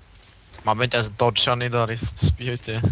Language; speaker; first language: Swedish; native; Swedish